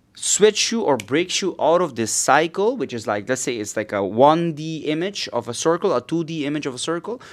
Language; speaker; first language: English; non-native, fluent; Papiamento